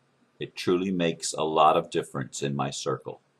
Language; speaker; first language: English; native; English